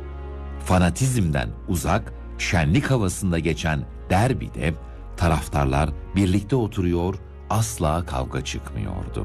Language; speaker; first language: Turkish; native; Turkish